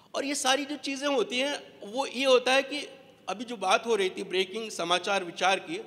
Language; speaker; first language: Hindi; native; Hindi